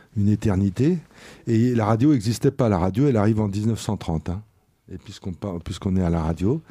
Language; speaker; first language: French; native; French